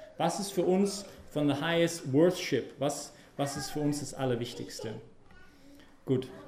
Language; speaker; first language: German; non-native, fluent; English